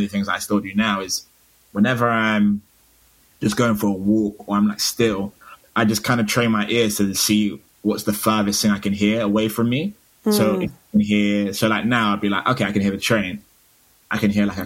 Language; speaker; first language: English; native; English